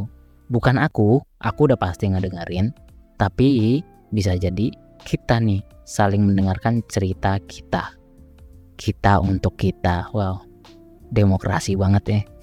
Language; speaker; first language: Indonesian; native; Indonesian